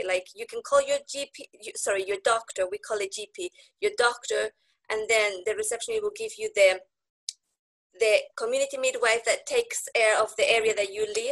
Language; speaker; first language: English; non-native, fluent; Spanish